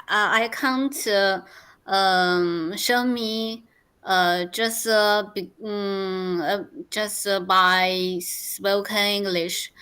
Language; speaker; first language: English; non-native, learner; Chinese